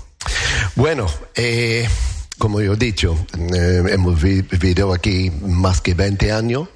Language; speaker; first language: Spanish; non-native, learner; English